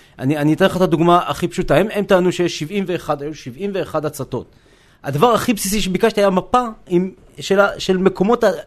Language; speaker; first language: Hebrew; native; Hebrew